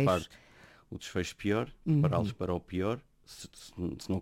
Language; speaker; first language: Portuguese; native; Portuguese